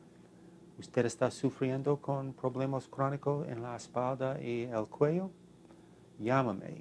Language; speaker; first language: Spanish; non-native, learner; English